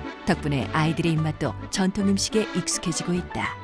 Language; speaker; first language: Korean; native; Korean